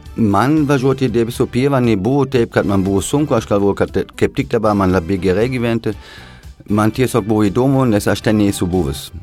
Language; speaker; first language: Lithuanian; non-native, fluent; German